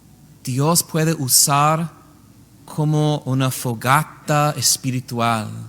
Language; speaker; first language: Spanish; non-native, learner; English